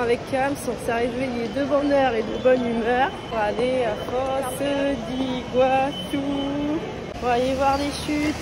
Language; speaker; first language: French; native; French